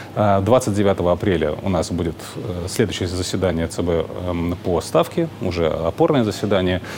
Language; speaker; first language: Russian; native; Russian